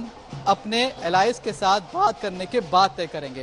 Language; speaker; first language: Hindi; native; Hindi